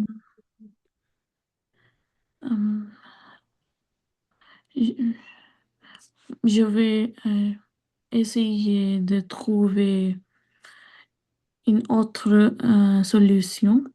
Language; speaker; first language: French; non-native, learner; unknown